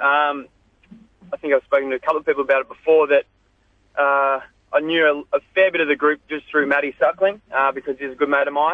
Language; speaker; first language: English; native; English